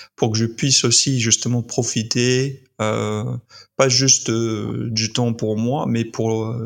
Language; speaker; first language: French; non-native, fluent; English